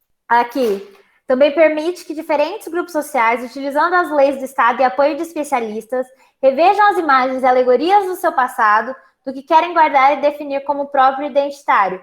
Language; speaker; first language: Portuguese; native; Portuguese